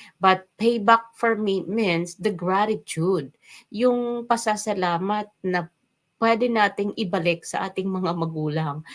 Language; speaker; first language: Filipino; non-native, local second language; Waray